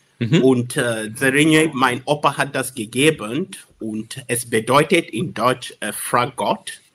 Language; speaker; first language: German; non-native, learner; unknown